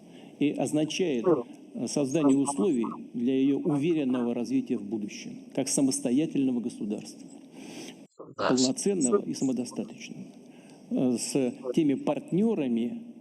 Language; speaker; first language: Russian; native; Russian